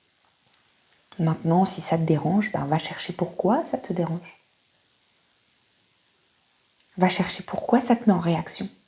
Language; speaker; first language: French; native; French